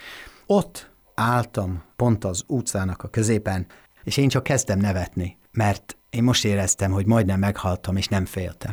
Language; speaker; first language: Hungarian; non-native, fluent; English